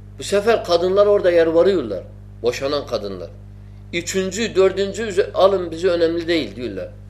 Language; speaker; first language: Turkish; non-native, fluent; Arabic